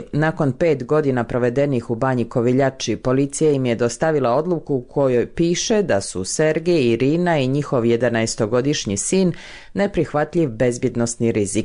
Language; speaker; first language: Croatian; native; Croatian